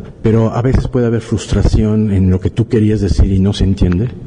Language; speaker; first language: Spanish; native; Spanish